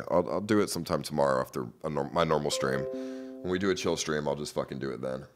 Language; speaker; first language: English; native; English